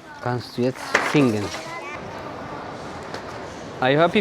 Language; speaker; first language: German; non-native, learner; Amharic